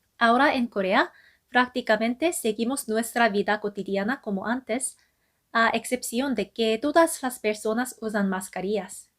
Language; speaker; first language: Spanish; non-native, fluent; Korean